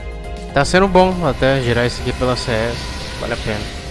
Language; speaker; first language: Portuguese; native; Portuguese